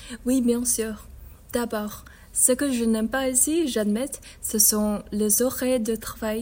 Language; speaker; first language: French; non-native, fluent; Chinese